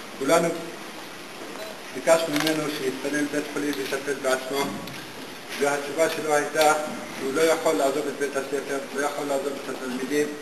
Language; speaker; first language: Hebrew; non-native, local second language; Arabic